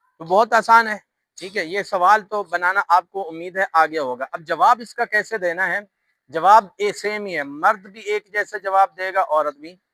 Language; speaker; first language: Urdu; native; Urdu